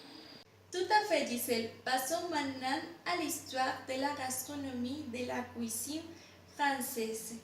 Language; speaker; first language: French; non-native, fluent; Spanish